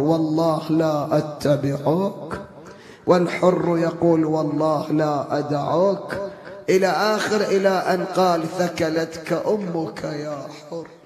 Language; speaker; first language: Arabic; native; Arabic